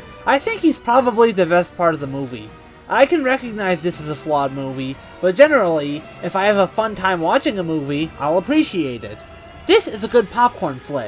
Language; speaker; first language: English; native; English